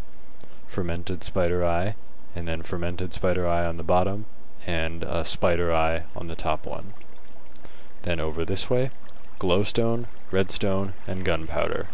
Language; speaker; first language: English; native; English